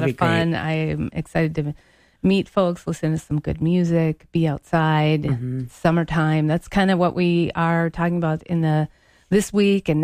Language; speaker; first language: English; native; English